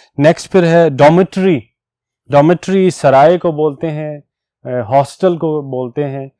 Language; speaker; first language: Urdu; non-native, local second language; Pashto